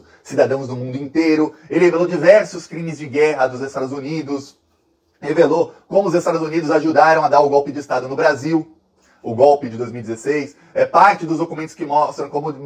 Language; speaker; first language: Portuguese; native; Portuguese